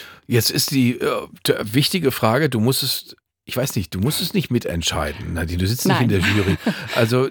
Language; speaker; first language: German; native; German